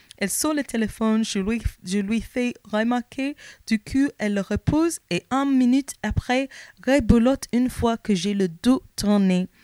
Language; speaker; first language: French; non-native, learner; English